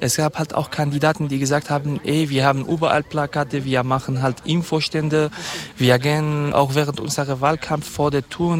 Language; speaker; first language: German; non-native, fluent; Kurdish